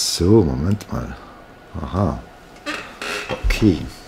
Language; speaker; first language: German; non-native, fluent; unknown